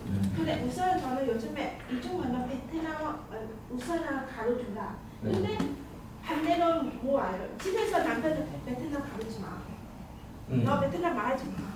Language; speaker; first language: Korean; non-native, learner; Vietnamese